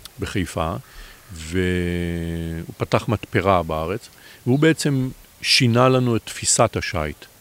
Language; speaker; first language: Hebrew; native; Hebrew